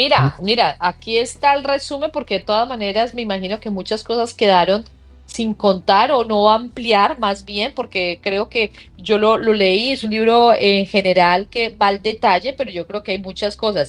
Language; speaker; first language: Spanish; native; Spanish